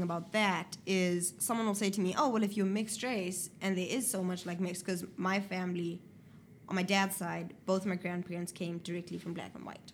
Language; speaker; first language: English; native; English